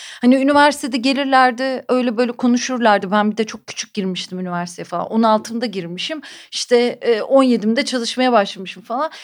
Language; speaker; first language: Turkish; native; Turkish